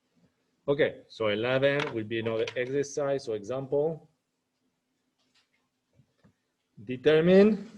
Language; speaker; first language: English; non-native, fluent; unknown